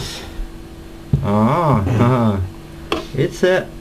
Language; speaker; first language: English; non-native, learner; Russian